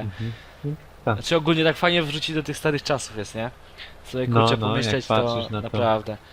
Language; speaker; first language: Polish; native; Polish